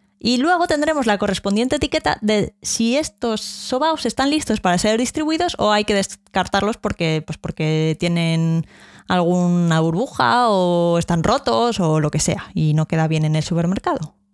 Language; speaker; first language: Spanish; native; Spanish